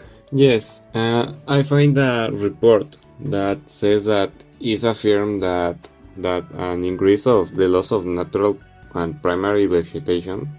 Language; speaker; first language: English; non-native, learner; Spanish